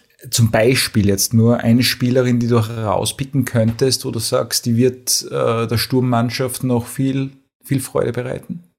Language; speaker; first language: German; native; German